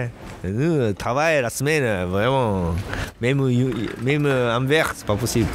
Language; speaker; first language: French; non-native, learner; Japanese